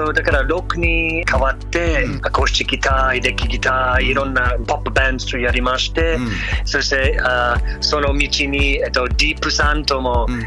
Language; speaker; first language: Japanese; non-native, learner; English